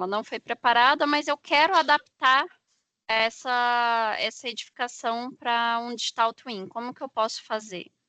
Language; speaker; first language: Portuguese; native; Portuguese